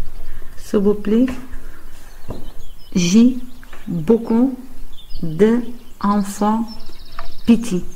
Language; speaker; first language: French; non-native, learner; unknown